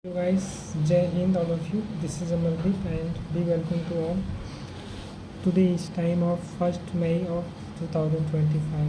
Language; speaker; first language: English; non-native, learner; Hindi